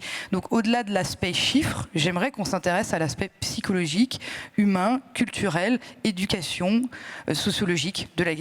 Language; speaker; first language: French; native; French